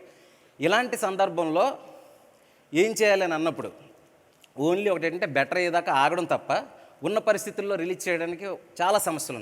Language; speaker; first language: Telugu; native; Telugu